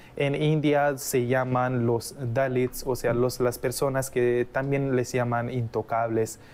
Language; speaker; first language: Spanish; non-native, fluent; Hindi